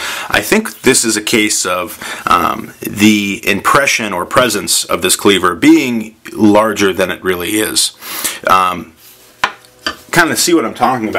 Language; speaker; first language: English; native; English